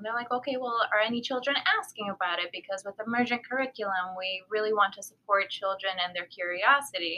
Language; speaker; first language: English; early bilingual, other home language; Spanish